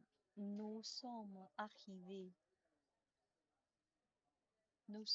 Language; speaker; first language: French; non-native, learner; Chinese